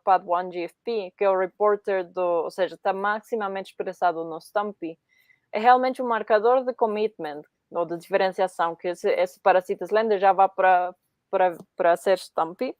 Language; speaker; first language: Portuguese; non-native, fluent; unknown